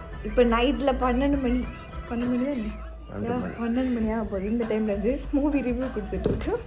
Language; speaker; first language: Tamil; native; Tamil